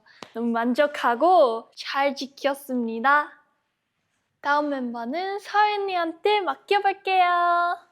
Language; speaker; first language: Korean; non-native, learner; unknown